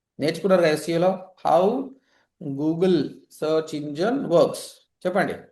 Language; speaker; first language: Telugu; native; Telugu